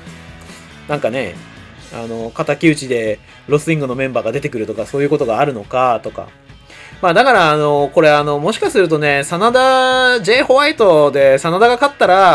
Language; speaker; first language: Japanese; native; Japanese